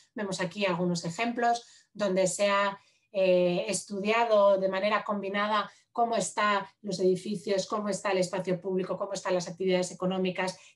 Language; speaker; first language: Spanish; native; Spanish